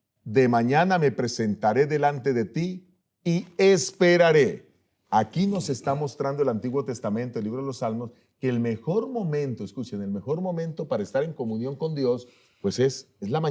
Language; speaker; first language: Spanish; native; Spanish